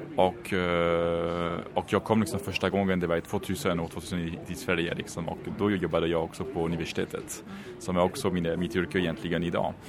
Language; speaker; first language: Swedish; non-native, fluent; French